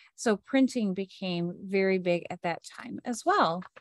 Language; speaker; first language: English; native; English